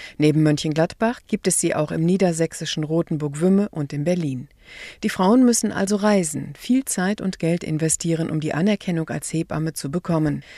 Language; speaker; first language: German; native; German